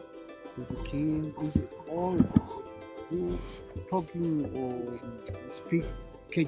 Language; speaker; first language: English; non-native, learner; Spanish